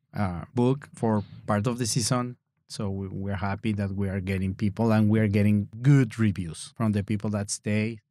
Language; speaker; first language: English; non-native, learner; Spanish